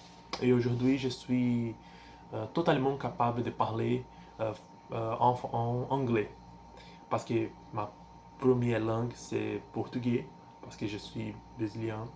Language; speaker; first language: French; non-native, learner; Portuguese